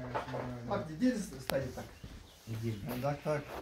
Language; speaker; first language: Russian; non-native, learner; Kyrgyz